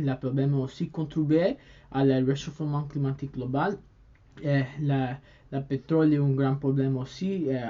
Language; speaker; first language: French; non-native, learner; English